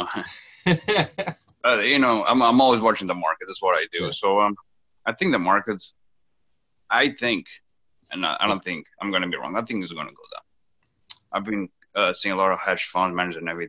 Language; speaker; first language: English; non-native, fluent; Portuguese